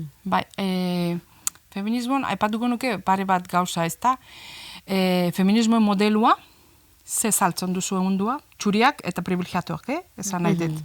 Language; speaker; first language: Basque; non-native, fluent; Azerbaijani